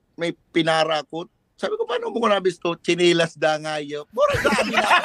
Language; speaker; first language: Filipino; non-native, local second language; Bikol